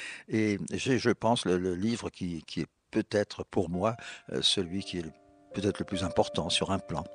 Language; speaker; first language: French; native; French